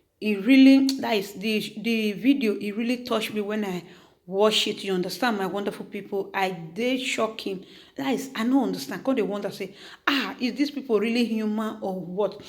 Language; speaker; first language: Nigerian Pidgin; native; Nigerian Pidgin